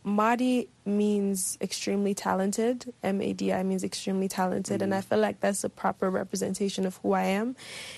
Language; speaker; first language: English; non-native, local second language; Igbo